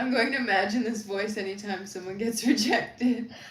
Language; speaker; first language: English; native; English